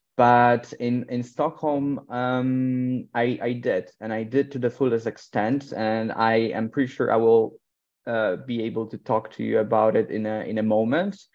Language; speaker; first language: English; non-native, fluent; Polish